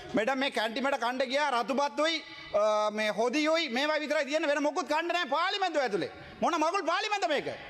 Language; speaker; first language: Sinhala; non-native, local second language; Tamil